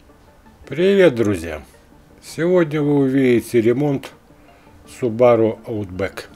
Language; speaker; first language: Russian; native; Russian